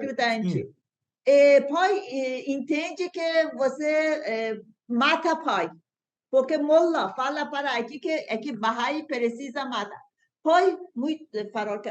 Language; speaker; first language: Portuguese; non-native, learner; Persian